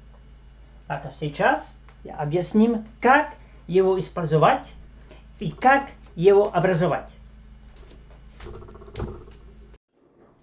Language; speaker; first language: Russian; non-native, fluent; Slovak